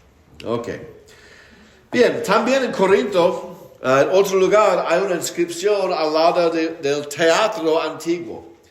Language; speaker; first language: Spanish; non-native, fluent; English